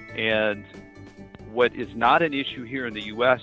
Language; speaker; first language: English; native; English